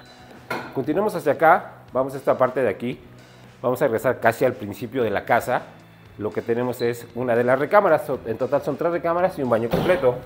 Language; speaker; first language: Spanish; native; Spanish